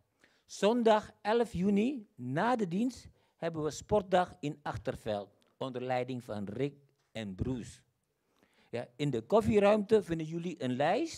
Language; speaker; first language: Dutch; non-native, fluent; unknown